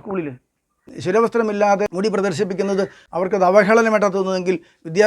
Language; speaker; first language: Malayalam; native; Malayalam